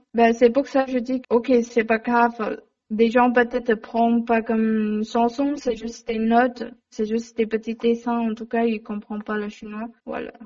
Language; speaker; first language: French; non-native, learner; Chinese